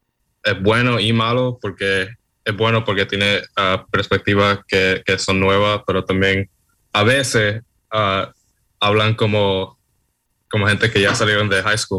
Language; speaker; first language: Spanish; early bilingual, heritage; Spanish